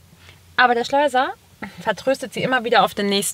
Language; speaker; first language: German; native; German